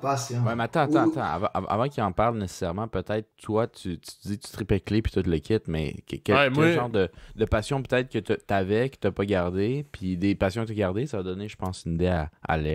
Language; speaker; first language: French; native; French